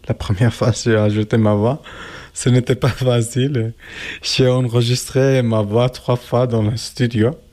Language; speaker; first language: French; non-native, learner; Kurdish